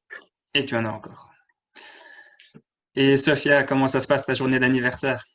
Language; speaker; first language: French; native; French